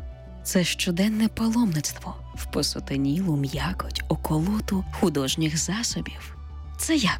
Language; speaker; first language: Ukrainian; native; Ukrainian